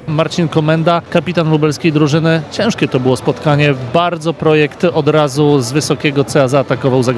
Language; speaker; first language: Polish; native; Polish